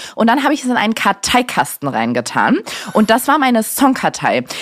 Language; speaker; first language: German; native; German